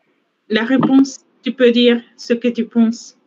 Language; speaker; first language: French; non-native, fluent; Spanish